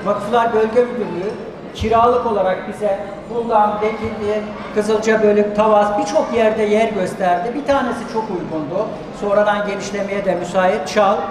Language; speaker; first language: Turkish; native; Turkish